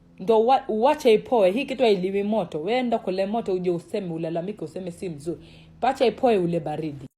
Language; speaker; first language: Swahili; native; Swahili